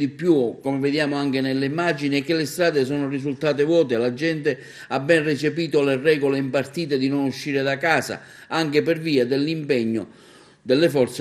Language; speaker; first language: Italian; native; Italian